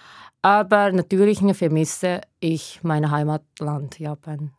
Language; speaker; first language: German; non-native, learner; Japanese